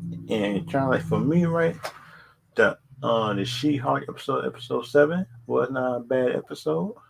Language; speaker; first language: English; native; English